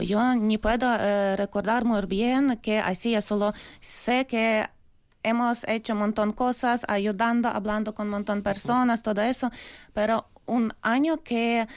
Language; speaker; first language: Spanish; non-native, learner; Ukrainian